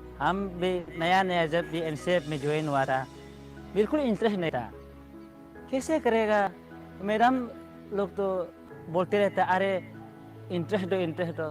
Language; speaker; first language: Hindi; non-native, local second language; Nyishi